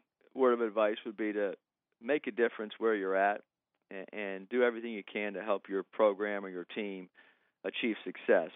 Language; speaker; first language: English; native; English